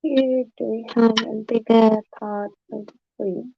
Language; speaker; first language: English; non-native, fluent; Polish